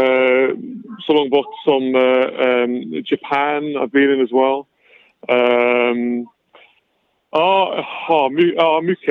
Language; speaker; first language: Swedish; non-native, fluent; English